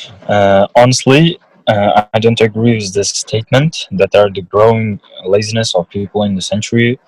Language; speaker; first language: English; non-native, fluent; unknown